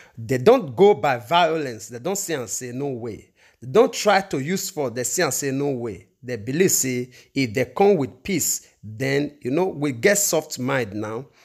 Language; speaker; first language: Nigerian Pidgin; non-native, local second language; Igbo